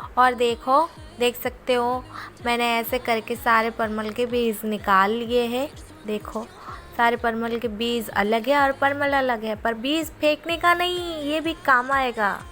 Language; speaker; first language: Hindi; non-native, local second language; Odia